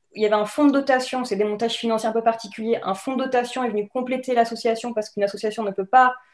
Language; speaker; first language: French; native; French